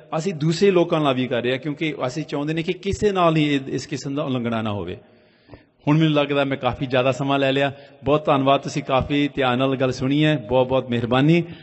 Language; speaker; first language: Punjabi; early bilingual, heritage; Punjabi